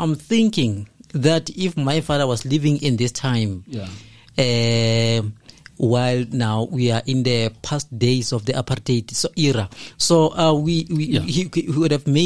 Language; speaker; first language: English; non-native, local second language; Zulu